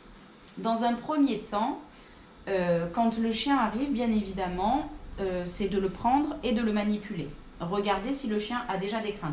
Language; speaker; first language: French; native; French